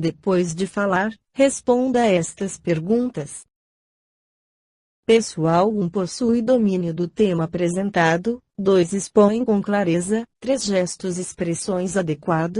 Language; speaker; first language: Portuguese; native; Portuguese